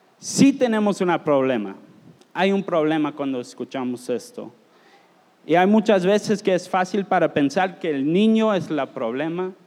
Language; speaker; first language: Spanish; non-native, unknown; English